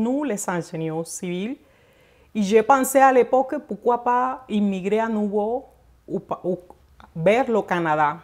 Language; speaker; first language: French; non-native, fluent; Spanish